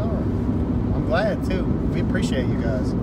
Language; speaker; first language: English; native; English